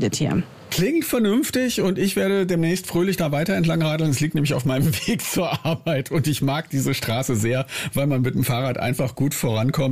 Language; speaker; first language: German; native; German